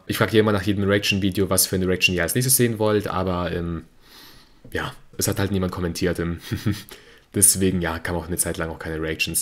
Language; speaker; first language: German; native; German